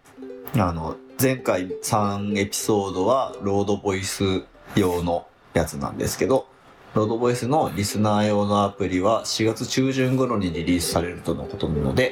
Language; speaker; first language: Japanese; native; Japanese